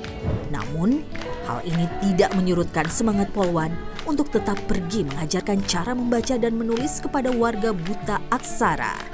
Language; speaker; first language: Indonesian; native; Indonesian